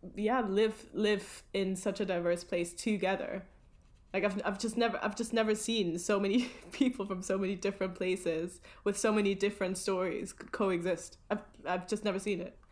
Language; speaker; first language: English; early bilingual, other home language; German